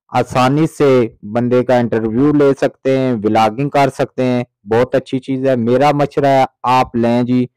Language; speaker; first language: Urdu; non-native, local second language; Pahari-Potwari